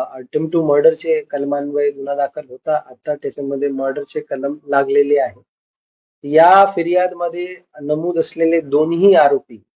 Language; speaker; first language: Marathi; non-native, local second language; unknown